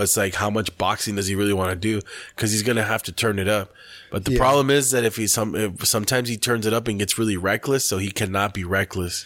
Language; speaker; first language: English; native; English